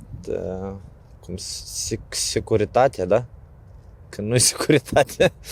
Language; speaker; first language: Romanian; non-native, learner; Ukrainian